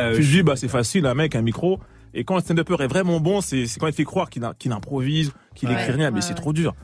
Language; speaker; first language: French; native; French